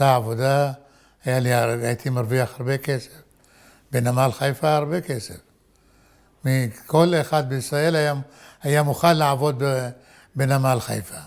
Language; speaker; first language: Hebrew; non-native, fluent; Arabic